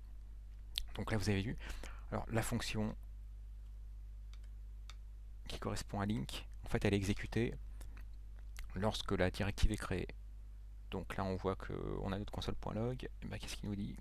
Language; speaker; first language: French; native; French